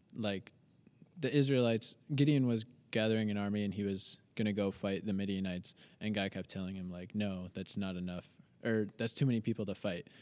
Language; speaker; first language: English; native; English